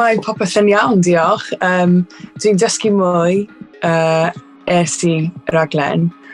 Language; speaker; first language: Welsh; non-native, learner; English